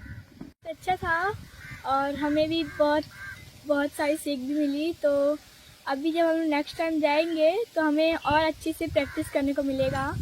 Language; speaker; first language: Hindi; non-native, local second language; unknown